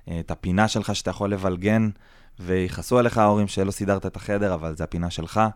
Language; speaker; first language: Hebrew; native; Hebrew